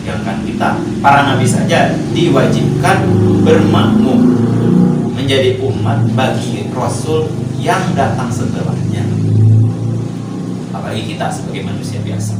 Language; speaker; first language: Indonesian; native; Indonesian